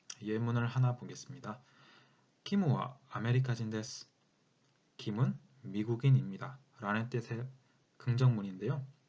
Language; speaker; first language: Korean; native; Korean